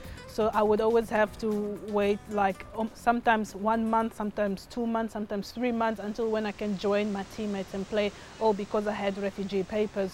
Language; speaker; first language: English; early bilingual, other home language; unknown